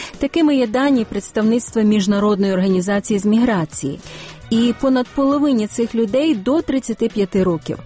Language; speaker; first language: Ukrainian; native; Ukrainian